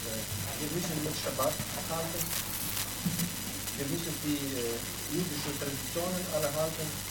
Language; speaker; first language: German; non-native, learner; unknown